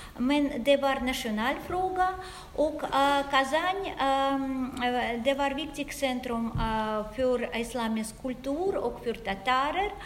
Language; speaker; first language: Swedish; non-native, fluent; Russian